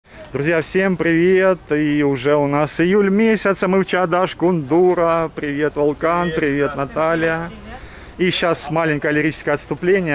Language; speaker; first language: Russian; native; Russian